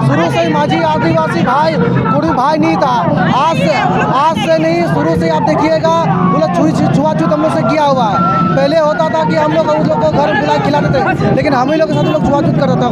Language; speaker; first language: Hindi; native; Hindi